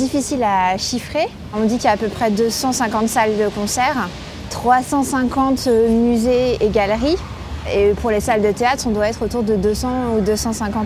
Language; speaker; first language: French; native; French